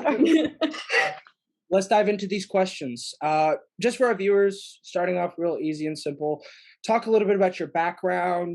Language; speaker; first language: English; native; English